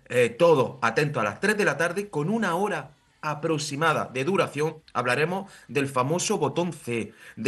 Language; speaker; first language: Spanish; native; Spanish